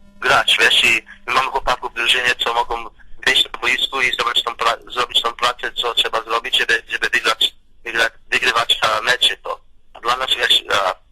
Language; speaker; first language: Polish; early bilingual, heritage; Polish